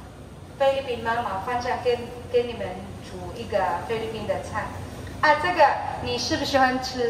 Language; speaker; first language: Chinese; non-native, learner; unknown